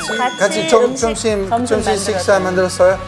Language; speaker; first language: Korean; non-native, learner; Italian